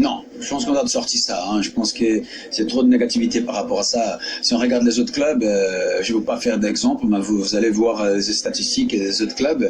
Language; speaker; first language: French; non-native, fluent; Portuguese